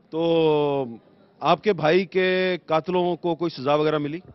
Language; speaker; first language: Urdu; native; Urdu